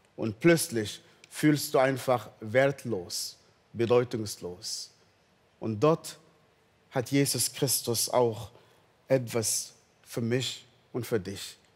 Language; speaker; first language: German; non-native, fluent; Arabic